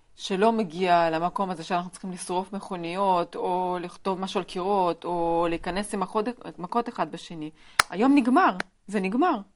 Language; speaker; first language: Hebrew; non-native, fluent; Russian